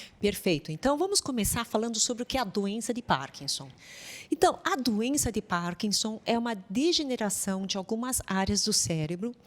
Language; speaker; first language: Portuguese; non-native, fluent; Chinese